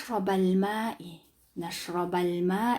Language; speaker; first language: Arabic; non-native, learner; Kyrgyz